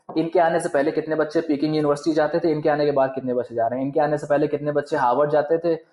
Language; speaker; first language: Hindi; native; Hindi